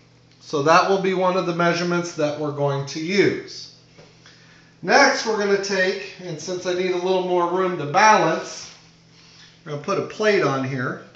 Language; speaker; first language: English; native; English